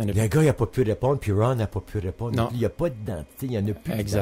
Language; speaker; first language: French; native; French